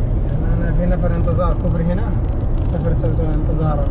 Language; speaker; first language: Arabic; native; Arabic